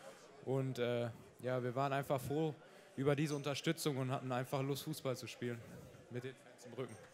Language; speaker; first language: German; native; German